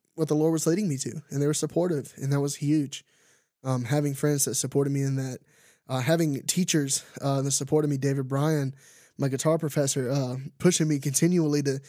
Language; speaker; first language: English; native; English